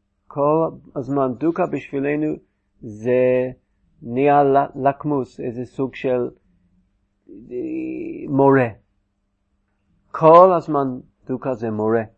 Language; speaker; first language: Hebrew; non-native, fluent; English